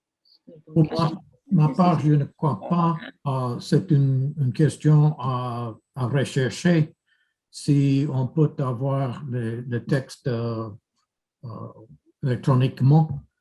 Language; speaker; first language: French; non-native, fluent; English